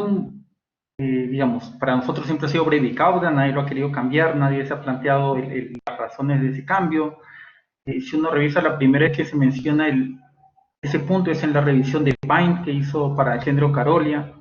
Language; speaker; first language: Spanish; native; Spanish